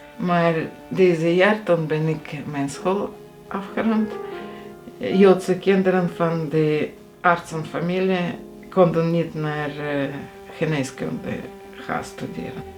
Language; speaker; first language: Dutch; non-native, fluent; Russian